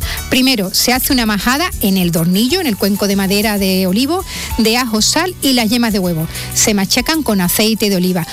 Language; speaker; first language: Spanish; native; Spanish